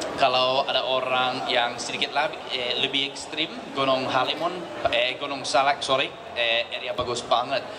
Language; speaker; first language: Indonesian; non-native, learner; English